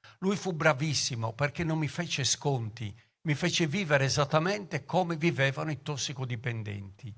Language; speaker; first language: Italian; native; Italian